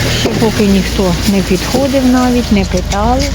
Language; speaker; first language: Ukrainian; native; Ukrainian